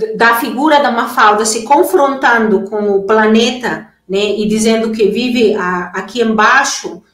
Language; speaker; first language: Portuguese; non-native, fluent; Spanish